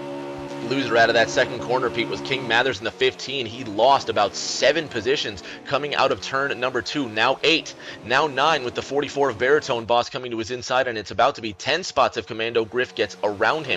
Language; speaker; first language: English; native; English